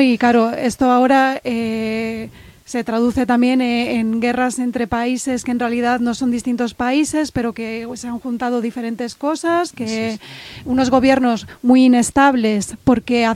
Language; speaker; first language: Spanish; native; Spanish